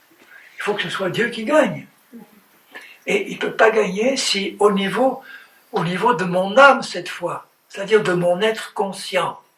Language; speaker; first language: French; native; French